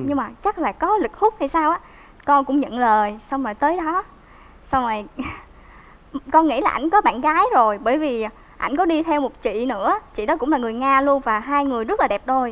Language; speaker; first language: Vietnamese; native; Vietnamese